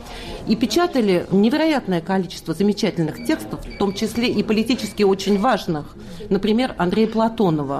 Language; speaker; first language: Russian; native; Russian